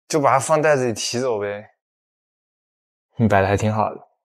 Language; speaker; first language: Chinese; native; Chinese